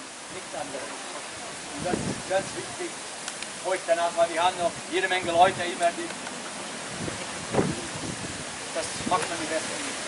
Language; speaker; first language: German; non-native, fluent; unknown